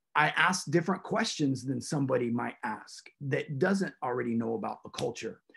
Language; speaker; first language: English; native; English